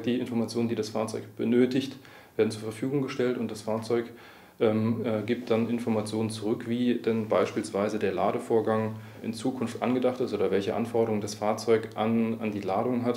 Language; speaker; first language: German; native; German